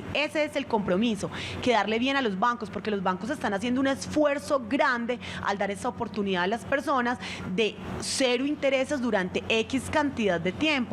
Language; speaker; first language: Spanish; native; Spanish